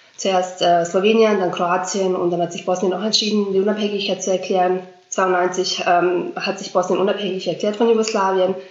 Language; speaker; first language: German; early bilingual, other home language; Bosnian